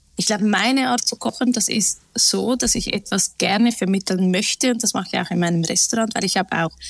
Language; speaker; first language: German; early bilingual, other home language; Turkish